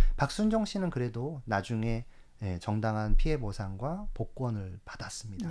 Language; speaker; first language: Korean; native; Korean